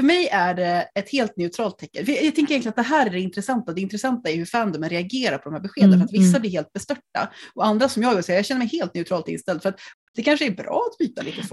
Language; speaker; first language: Swedish; native; Swedish